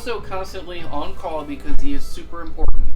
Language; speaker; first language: English; native; English